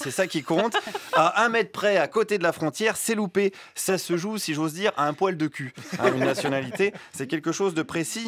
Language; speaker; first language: French; native; French